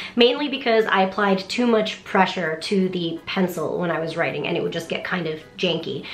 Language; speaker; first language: English; native; English